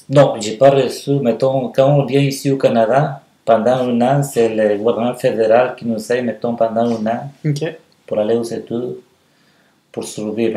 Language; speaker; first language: French; non-native, fluent; Spanish